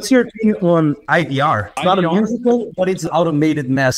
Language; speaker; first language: English; non-native, fluent; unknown